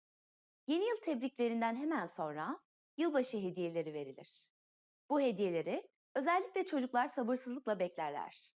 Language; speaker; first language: Turkish; native; Turkish